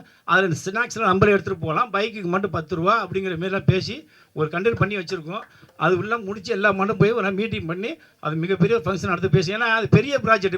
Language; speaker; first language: Tamil; native; Tamil